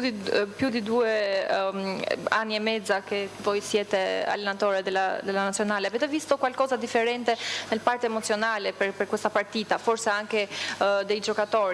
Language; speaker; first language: Italian; non-native, fluent; Albanian